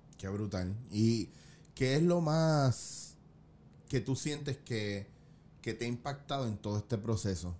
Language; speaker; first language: Spanish; native; Spanish